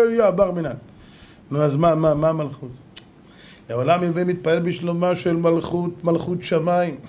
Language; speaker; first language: Hebrew; native; Hebrew